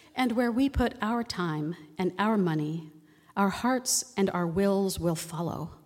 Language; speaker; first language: English; native; English